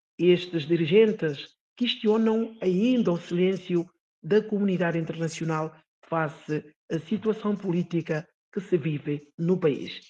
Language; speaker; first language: Portuguese; non-native, local second language; Upper Guinea Crioulo